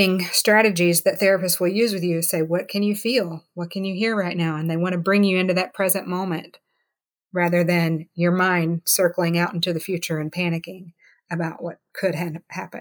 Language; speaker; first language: English; native; English